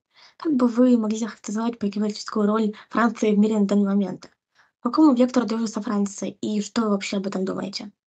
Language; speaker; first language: Russian; native; Russian